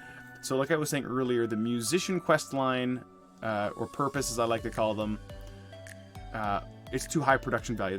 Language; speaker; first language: English; native; English